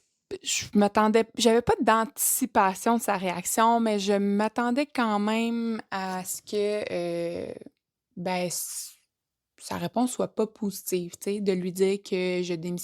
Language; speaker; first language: French; native; French